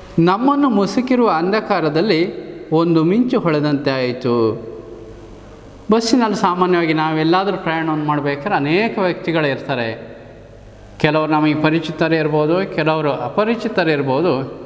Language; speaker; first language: Kannada; native; Kannada